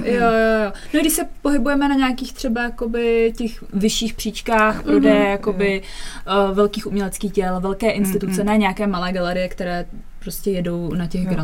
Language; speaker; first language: Czech; native; Czech